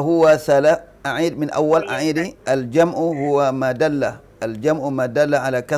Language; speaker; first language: Arabic; non-native, fluent; Indonesian